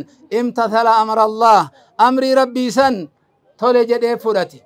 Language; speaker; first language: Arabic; non-native, fluent; Oromo